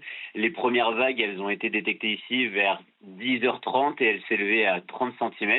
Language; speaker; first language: French; native; French